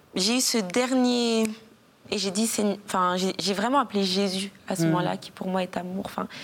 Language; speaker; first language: French; native; French